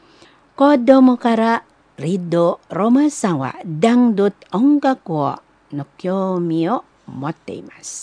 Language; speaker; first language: Japanese; non-native, learner; Indonesian